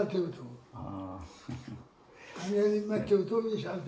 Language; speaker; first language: Hebrew; non-native, fluent; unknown